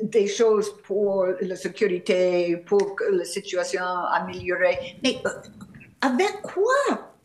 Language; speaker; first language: French; non-native, fluent; English